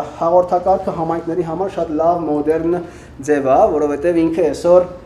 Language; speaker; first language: Armenian; early bilingual, heritage; Armenian